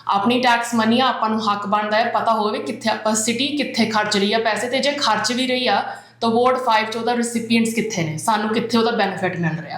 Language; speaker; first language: Punjabi; early bilingual, heritage; Punjabi